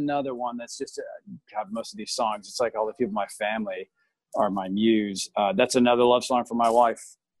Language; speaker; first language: English; native; English